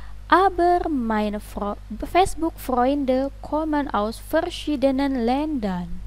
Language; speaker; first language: German; non-native, fluent; Indonesian